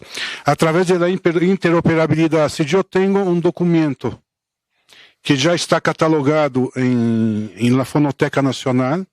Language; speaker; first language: Spanish; non-native, fluent; Portuguese